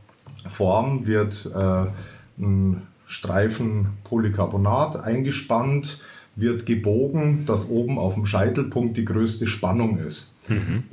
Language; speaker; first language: German; native; German